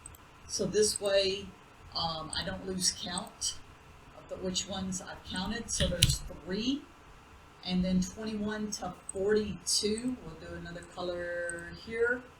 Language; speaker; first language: English; native; English